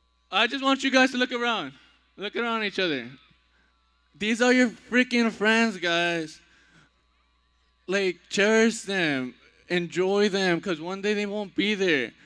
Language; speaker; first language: English; early bilingual, other home language; Spanish